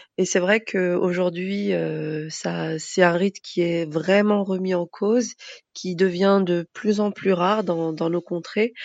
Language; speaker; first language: French; early bilingual, other home language; Arabic